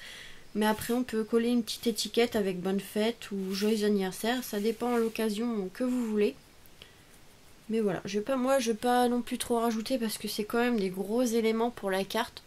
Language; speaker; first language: French; native; French